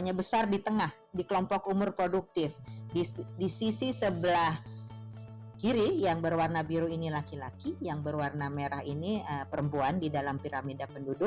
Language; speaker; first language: Indonesian; native; Indonesian